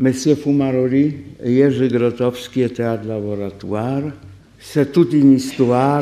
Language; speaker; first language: French; non-native, fluent; Polish